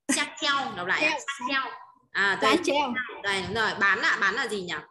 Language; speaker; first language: Vietnamese; native; Vietnamese